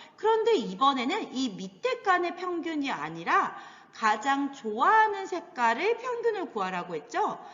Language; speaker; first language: Korean; native; Korean